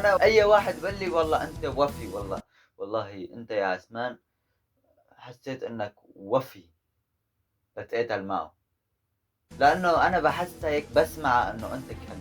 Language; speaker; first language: Arabic; native; Arabic